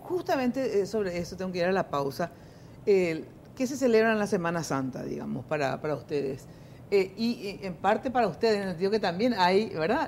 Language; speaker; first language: Spanish; native; Spanish